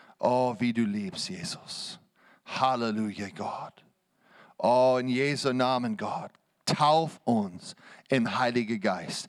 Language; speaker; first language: German; non-native, fluent; English